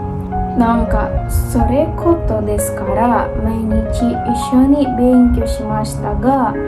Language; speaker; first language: Japanese; non-native, learner; Indonesian